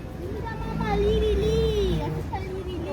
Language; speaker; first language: Spanish; early bilingual, other home language; Filipino